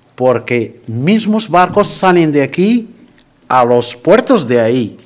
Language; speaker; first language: Spanish; non-native, fluent; Arabic